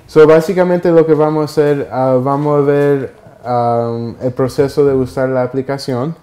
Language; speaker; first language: Spanish; early bilingual, heritage; Spanish